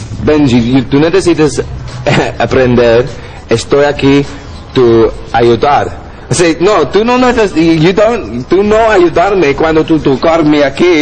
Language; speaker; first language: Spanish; non-native, learner; English